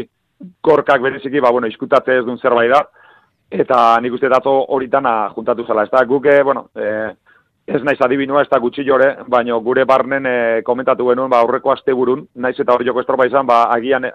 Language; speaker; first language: Basque; native; Basque